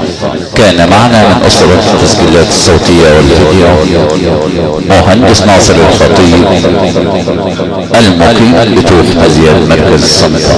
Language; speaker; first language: Arabic; native; Arabic